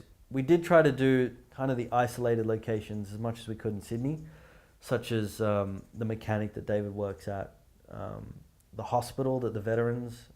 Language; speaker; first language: English; native; English